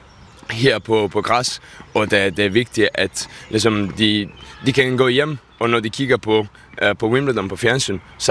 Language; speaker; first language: Danish; non-native, fluent; Italian